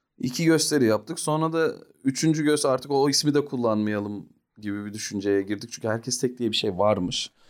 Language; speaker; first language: Turkish; early bilingual, heritage; Turkish